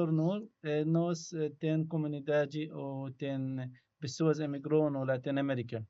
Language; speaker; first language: Portuguese; non-native, learner; Arabic